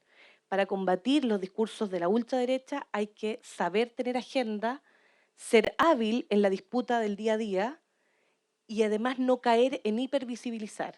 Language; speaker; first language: Spanish; native; Spanish